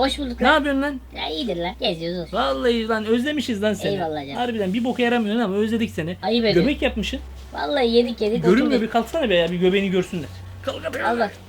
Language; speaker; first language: Turkish; native; Turkish